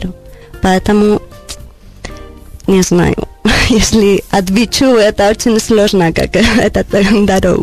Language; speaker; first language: Russian; non-native, learner; Spanish